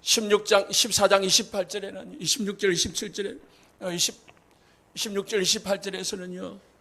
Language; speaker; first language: Korean; native; Korean